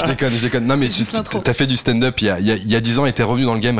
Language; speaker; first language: French; native; French